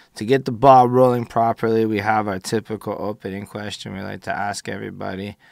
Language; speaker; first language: English; native; English